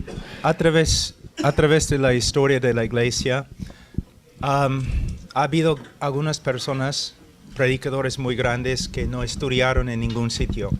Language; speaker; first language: Spanish; non-native, fluent; English